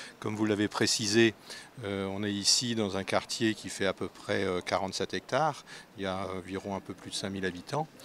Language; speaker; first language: French; native; French